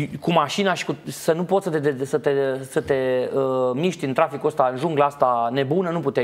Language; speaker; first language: Romanian; native; Romanian